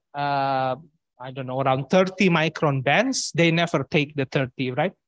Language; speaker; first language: English; non-native, fluent; Indonesian